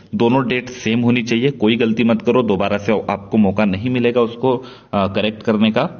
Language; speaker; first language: Hindi; non-native, local second language; Marathi